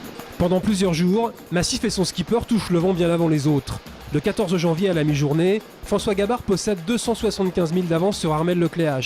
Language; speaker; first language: French; native; French